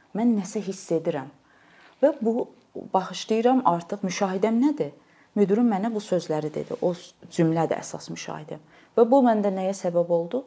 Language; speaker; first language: Azerbaijani; native; Azerbaijani